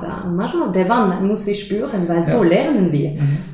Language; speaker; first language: German; non-native, fluent; French